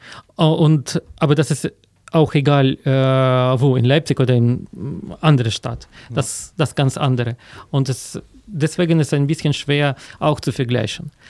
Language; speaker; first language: German; non-native, fluent; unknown